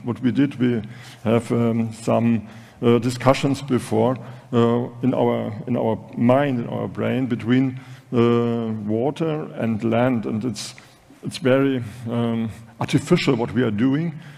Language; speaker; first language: English; non-native, fluent; German